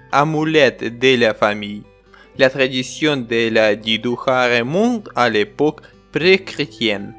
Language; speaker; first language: French; non-native, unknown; Ukrainian